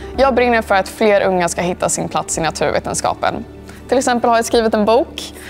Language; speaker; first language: Swedish; native; Swedish